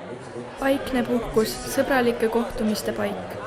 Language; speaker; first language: Estonian; non-native, local second language; Russian